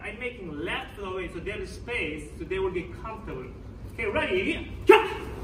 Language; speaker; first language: English; non-native, learner; Korean